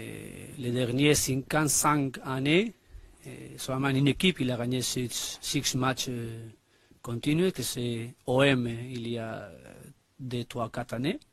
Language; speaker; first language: French; non-native, learner; Spanish